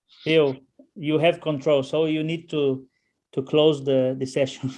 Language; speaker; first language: English; non-native, learner; Portuguese